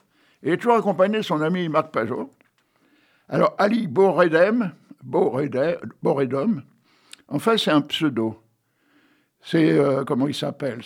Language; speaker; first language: French; native; French